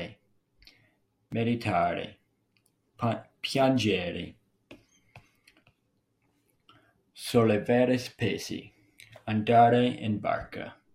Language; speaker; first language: Italian; non-native, learner; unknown